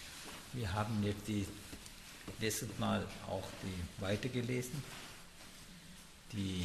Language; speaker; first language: German; non-native, learner; Sinhala